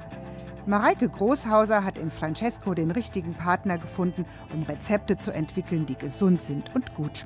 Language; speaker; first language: German; native; German